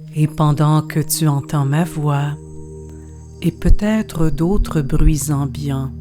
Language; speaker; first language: French; native; French